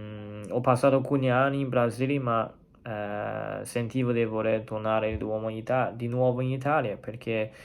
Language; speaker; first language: Italian; non-native, learner; Chinese